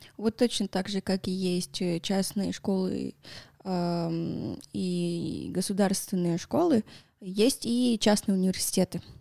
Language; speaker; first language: Russian; non-native, fluent; Spanish